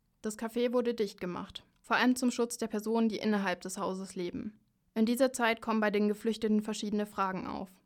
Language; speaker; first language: German; native; German